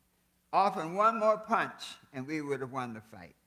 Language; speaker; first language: English; native; English